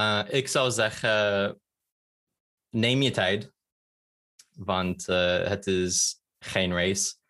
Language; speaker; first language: Dutch; non-native, fluent; English